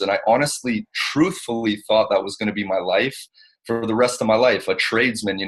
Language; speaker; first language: English; native; English